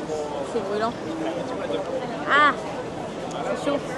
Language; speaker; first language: French; native; French